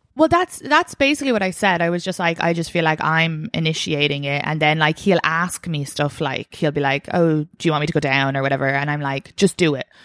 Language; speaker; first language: English; native; English